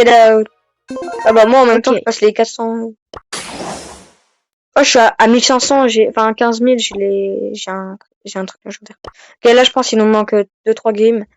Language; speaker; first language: French; native; French